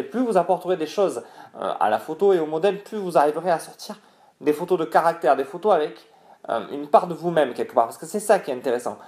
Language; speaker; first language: French; native; French